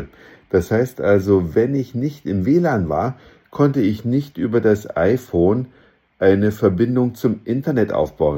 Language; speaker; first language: German; native; German